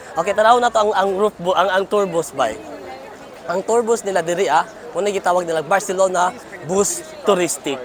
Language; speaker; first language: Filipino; non-native, local second language; Cebuano